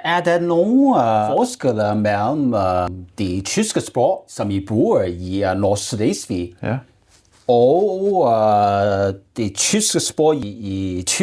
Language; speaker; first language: Danish; non-native, learner; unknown